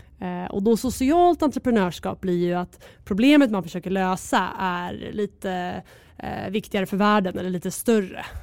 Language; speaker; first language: Swedish; native; Swedish